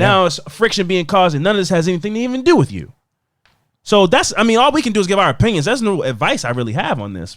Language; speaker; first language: English; native; English